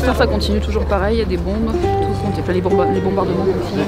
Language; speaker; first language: French; native; French